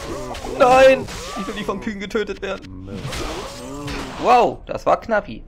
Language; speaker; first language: German; native; German